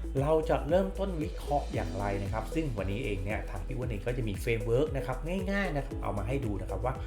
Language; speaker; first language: Thai; native; Thai